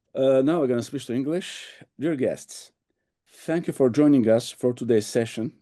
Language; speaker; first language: English; non-native, fluent; Turkish